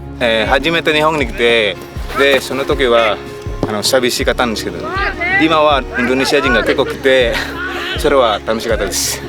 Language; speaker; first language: Japanese; non-native, learner; Indonesian